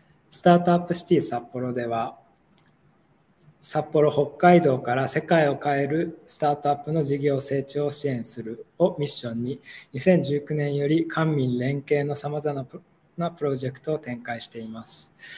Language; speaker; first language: Japanese; native; Japanese